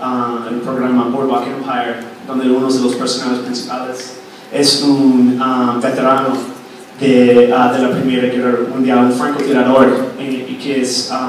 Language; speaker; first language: Spanish; non-native, fluent; English